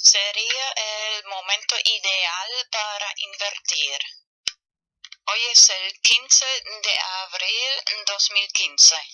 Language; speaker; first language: Spanish; non-native, fluent; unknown